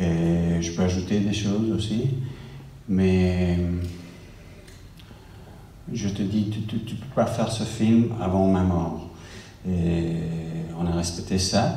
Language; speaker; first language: French; non-native, fluent; English